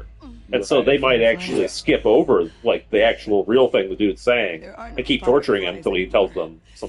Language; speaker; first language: English; native; English